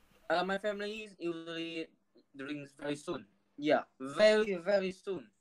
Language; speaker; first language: English; non-native, learner; Vietnamese